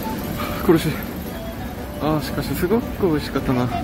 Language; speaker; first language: Japanese; non-native, fluent; Korean